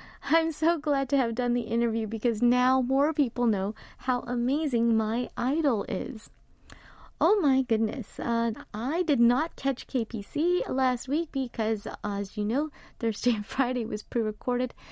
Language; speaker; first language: English; early bilingual, other home language; Korean